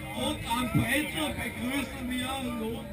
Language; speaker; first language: German; native; German